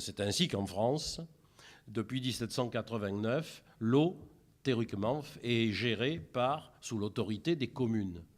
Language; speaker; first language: French; native; French